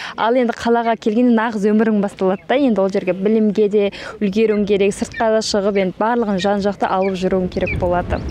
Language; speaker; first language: Kazakh; early bilingual, heritage; Kazakh